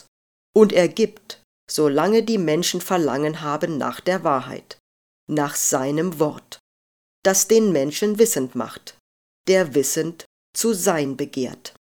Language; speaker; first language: German; native; German